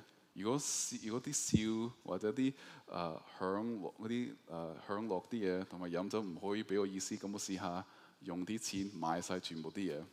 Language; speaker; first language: Cantonese; early bilingual, heritage; Cantonese